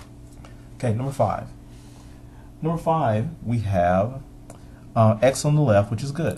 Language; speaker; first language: English; native; English